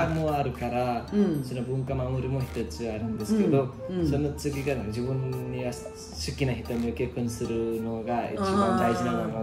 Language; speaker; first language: Japanese; non-native, fluent; Nepali